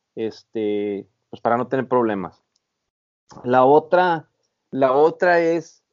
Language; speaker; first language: Spanish; native; Spanish